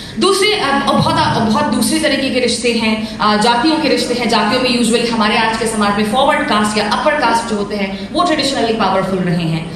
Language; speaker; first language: Hindi; non-native, local second language; Assamese